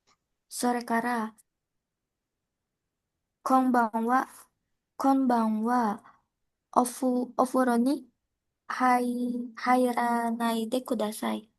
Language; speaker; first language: Japanese; non-native, learner; Indonesian